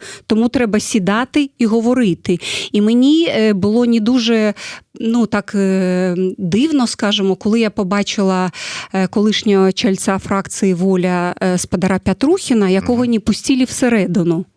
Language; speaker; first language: Ukrainian; non-native, fluent; Russian